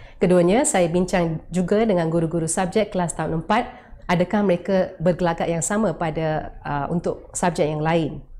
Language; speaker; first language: Malay; non-native, local second language; Tamil